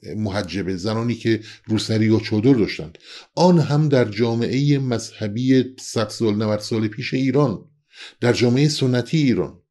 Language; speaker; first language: Persian; non-native, local second language; Central Kurdish